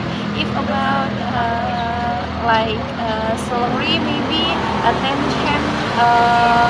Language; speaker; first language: English; non-native, learner; Indonesian